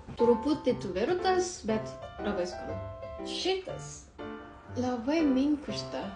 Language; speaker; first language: Lithuanian; non-native, learner; Japanese